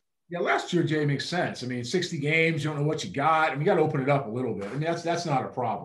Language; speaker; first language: English; native; English